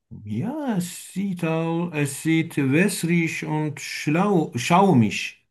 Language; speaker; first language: German; non-native, learner; Turkish